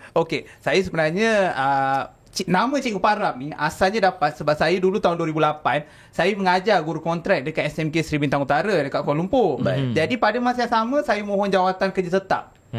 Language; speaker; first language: Malay; non-native, local second language; Tamil